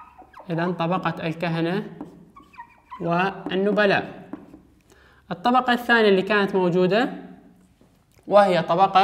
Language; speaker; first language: Arabic; non-native, local second language; Kurdish